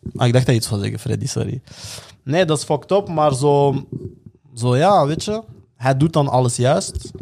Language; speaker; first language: Dutch; native; Dutch